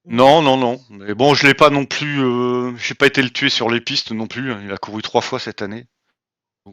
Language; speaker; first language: French; native; French